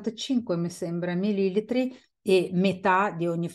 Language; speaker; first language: Italian; non-native, fluent; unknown